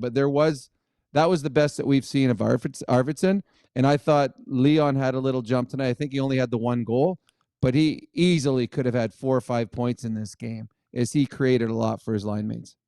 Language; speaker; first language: English; native; English